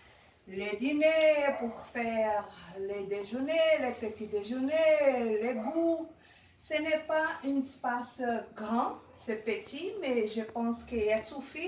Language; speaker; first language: French; non-native, learner; Portuguese